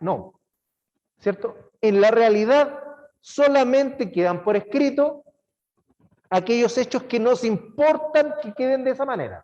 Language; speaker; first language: Spanish; native; Spanish